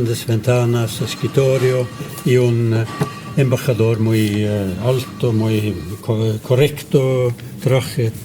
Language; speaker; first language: Spanish; non-native, fluent; Norwegian